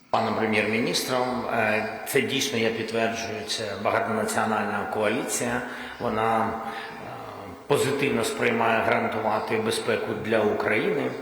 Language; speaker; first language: Ukrainian; non-native, local second language; Russian